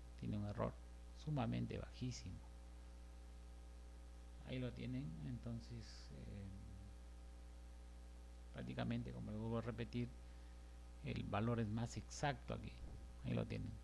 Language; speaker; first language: Spanish; native; Spanish